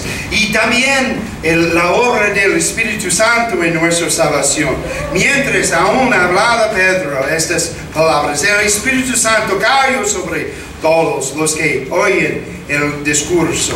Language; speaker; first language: Spanish; non-native, fluent; English